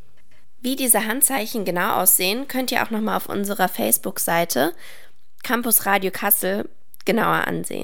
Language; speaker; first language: German; native; German